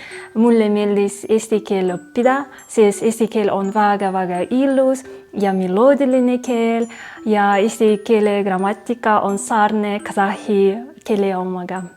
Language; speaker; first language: Estonian; non-native, fluent; Kazakh